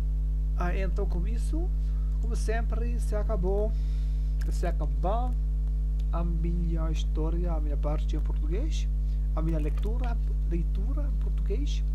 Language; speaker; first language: Portuguese; non-native, learner; German